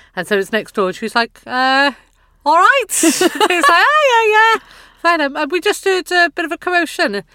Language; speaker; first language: English; native; English